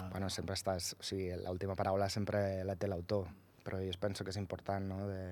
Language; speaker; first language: Catalan; native; Catalan